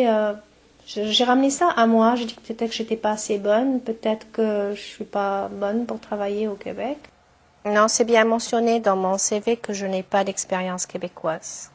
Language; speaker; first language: French; non-native, local second language; Arabic